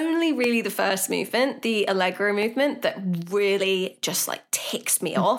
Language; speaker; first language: English; native; English